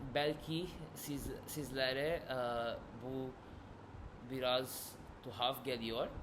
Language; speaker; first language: Turkish; non-native, learner; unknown